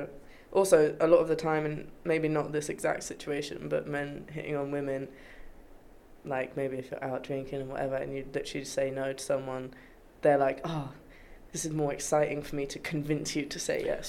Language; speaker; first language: English; native; English